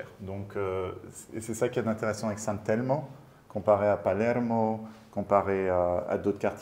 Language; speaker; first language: French; native; French